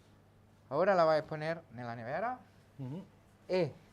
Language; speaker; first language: Spanish; non-native, learner; Italian